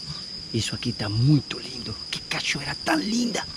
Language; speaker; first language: Portuguese; non-native, fluent; Spanish